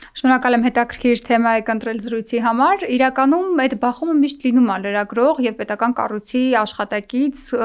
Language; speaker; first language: Armenian; native; Armenian